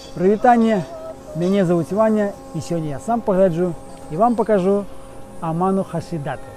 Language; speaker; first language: Belarusian; non-native, local second language; Russian